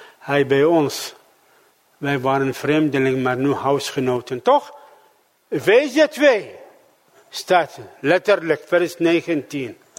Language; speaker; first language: Dutch; non-native, fluent; Arabic